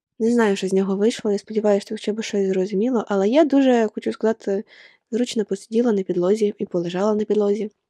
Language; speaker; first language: Ukrainian; non-native, local second language; Russian